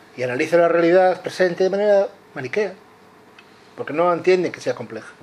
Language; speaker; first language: Spanish; non-native, local second language; Galician